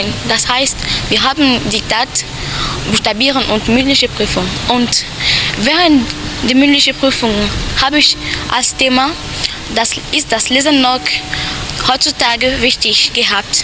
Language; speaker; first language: German; non-native, learner; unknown